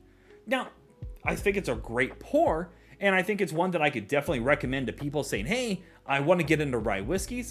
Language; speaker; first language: English; native; English